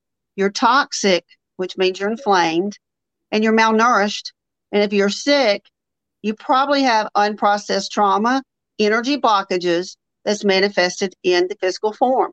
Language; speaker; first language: English; native; English